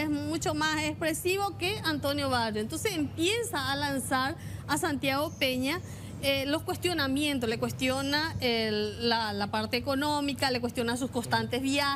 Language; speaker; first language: Spanish; native; Spanish